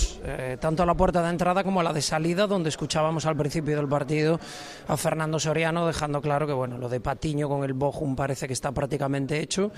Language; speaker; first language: Spanish; native; Spanish